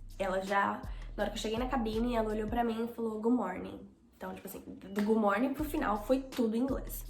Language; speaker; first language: Portuguese; native; Portuguese